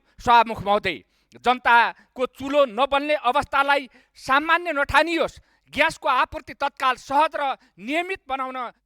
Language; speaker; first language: Nepali; native; Nepali